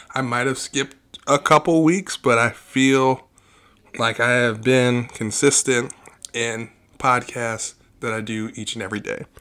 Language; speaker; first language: English; native; English